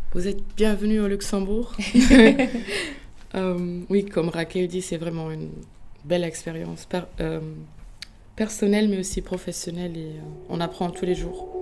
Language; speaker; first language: French; non-native, local second language; Luxembourgish